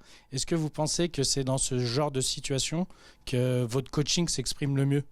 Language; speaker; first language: French; native; French